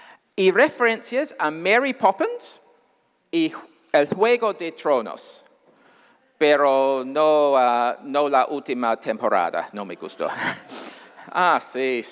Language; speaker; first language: Spanish; non-native, fluent; English